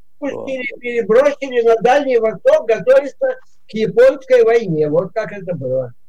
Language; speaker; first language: Russian; native; Russian